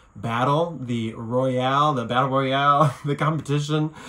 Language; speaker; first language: English; native; English